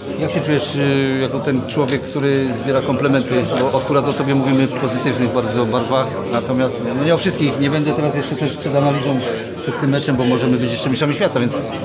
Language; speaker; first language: Polish; native; Polish